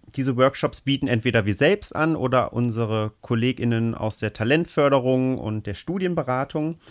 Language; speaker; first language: German; native; German